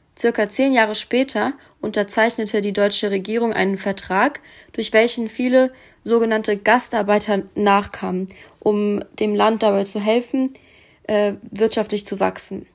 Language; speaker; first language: German; early bilingual, other home language; Russian